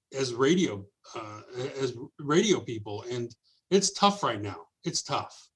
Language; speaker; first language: English; native; English